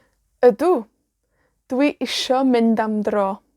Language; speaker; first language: Welsh; non-native, fluent; Spanish